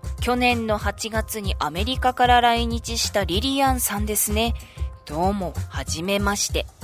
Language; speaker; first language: Japanese; native; Japanese